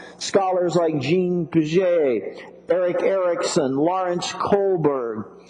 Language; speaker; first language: English; native; English